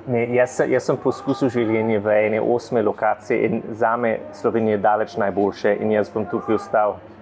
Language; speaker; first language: Slovenian; non-native, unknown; English